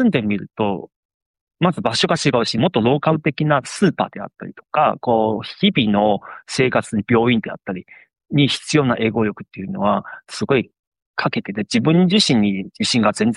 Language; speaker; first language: Japanese; non-native, fluent; Chinese